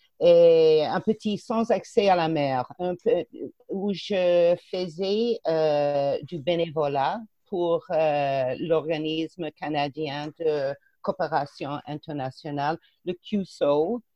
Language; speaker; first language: French; non-native, fluent; English